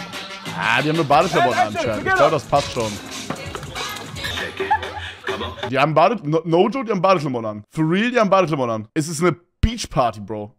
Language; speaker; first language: German; native; German